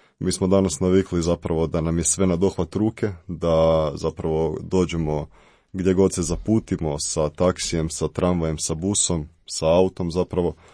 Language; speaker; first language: Croatian; native; Croatian